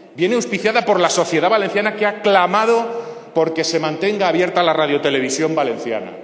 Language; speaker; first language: Spanish; non-native, local second language; Catalan